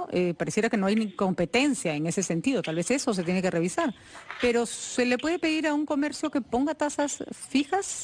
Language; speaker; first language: Spanish; native; Spanish